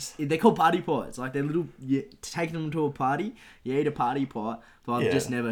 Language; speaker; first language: English; native; English